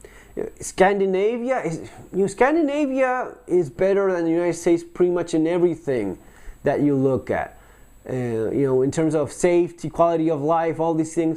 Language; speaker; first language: English; non-native, fluent; Spanish